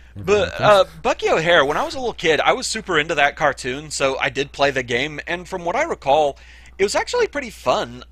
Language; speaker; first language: English; native; English